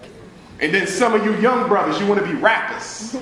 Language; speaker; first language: English; native; English